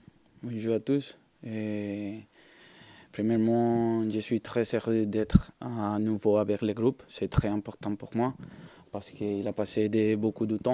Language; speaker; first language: French; non-native, learner; Spanish